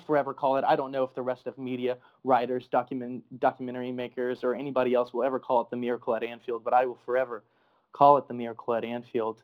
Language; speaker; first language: English; native; English